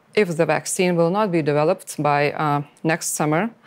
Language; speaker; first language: English; non-native, fluent; Lithuanian